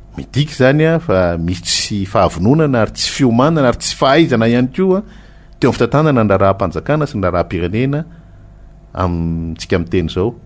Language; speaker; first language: Malagasy; native; Malagasy